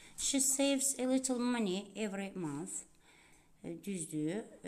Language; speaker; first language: English; non-native, fluent; Azerbaijani